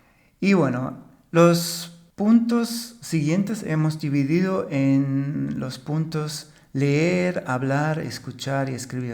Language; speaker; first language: Spanish; non-native, fluent; German